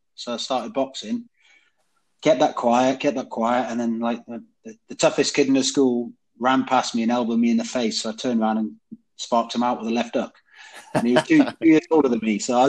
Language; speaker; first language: English; native; English